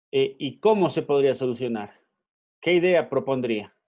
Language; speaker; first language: Spanish; native; Spanish